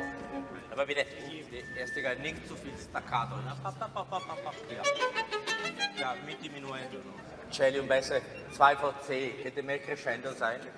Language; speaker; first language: German; non-native, fluent; Italian